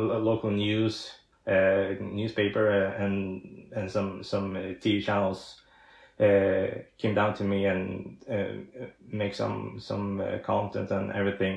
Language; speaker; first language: English; non-native, fluent; Swedish